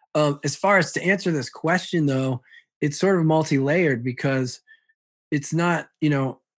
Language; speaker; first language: English; early bilingual, other home language; Italian